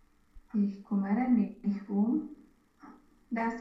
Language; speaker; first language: German; non-native, learner; Romanian